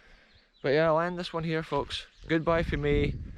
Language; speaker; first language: English; native; English